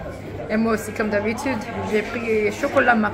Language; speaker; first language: French; non-native, learner; Korean